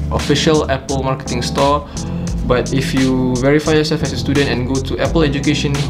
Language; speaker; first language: English; non-native, local second language; Malay